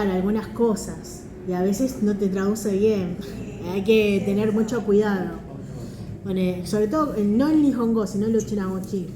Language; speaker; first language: Spanish; native; Spanish